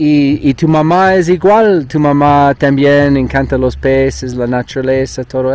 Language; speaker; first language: Spanish; non-native, learner; English